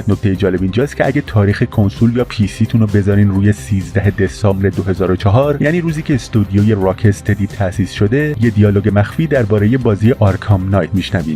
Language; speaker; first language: Persian; native; Persian